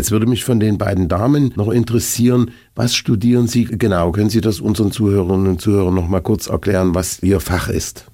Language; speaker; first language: German; native; German